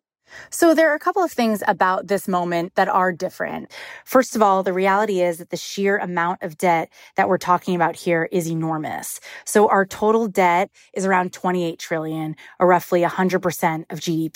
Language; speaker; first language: English; native; English